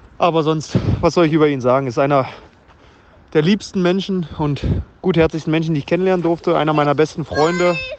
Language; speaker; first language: German; native; German